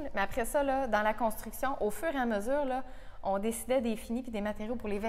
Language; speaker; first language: French; native; French